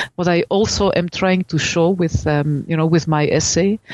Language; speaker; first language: English; non-native, fluent; Dutch